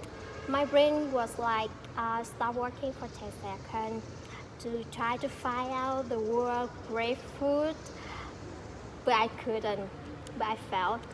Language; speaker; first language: English; non-native, fluent; Vietnamese